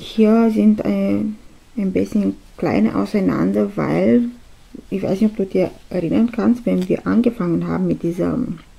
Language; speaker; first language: German; non-native, fluent; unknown